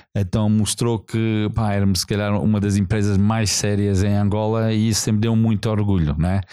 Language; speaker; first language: Portuguese; non-native, fluent; English